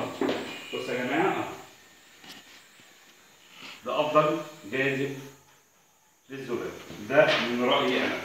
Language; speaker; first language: Arabic; native; Arabic